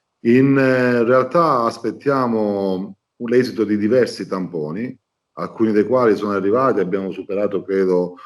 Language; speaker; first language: Italian; native; Italian